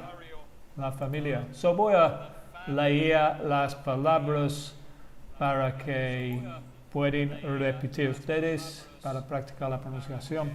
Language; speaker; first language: Spanish; non-native, fluent; English